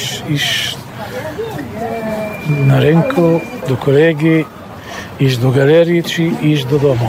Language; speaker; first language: Polish; non-native, fluent; Arabic